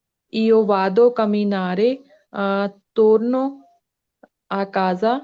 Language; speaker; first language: Italian; non-native, learner; Punjabi